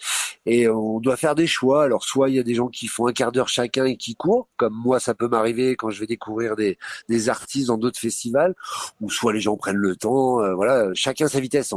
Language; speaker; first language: French; native; French